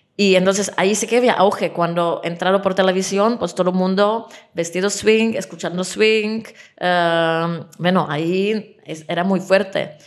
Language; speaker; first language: Spanish; non-native, fluent; Czech